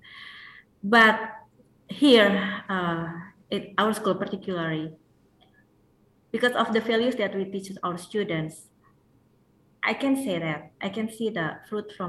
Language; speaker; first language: English; non-native, fluent; Indonesian